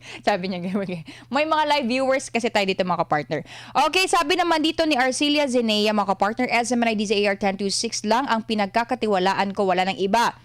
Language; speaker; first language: Filipino; non-native, local second language; Cebuano